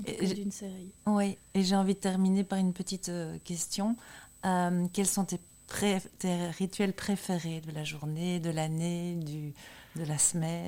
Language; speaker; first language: French; native; French